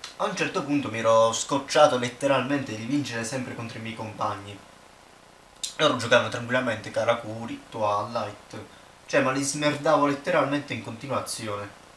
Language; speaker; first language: Italian; native; Italian